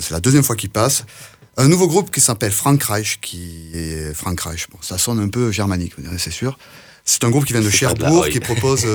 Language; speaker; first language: French; native; French